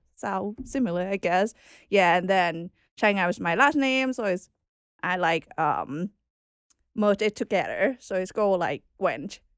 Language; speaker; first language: English; non-native, learner; Thai